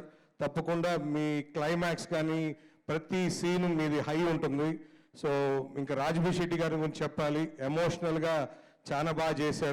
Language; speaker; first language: Telugu; native; Telugu